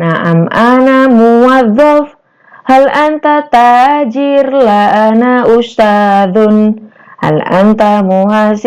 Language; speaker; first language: Arabic; non-native, learner; Indonesian